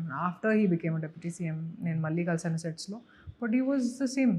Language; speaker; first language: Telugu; non-native, local second language; Hindi